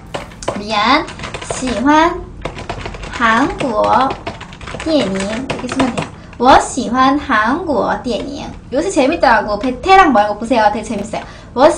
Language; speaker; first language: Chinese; non-native, fluent; Korean